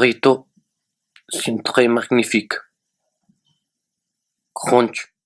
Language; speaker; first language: French; non-native, learner; Spanish